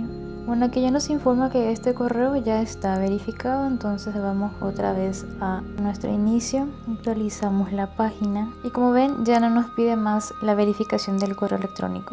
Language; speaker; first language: Spanish; native; Spanish